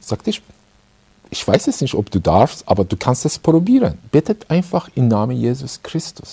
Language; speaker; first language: German; non-native, fluent; Persian